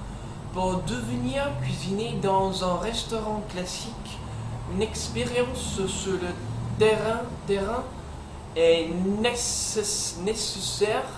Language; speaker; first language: French; non-native, learner; English